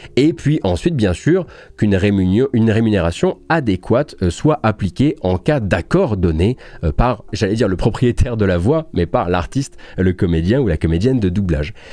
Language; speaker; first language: French; native; French